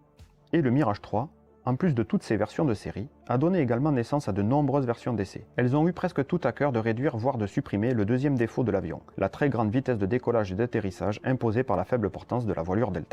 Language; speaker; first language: French; native; French